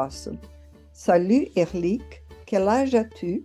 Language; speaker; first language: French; non-native, fluent; Portuguese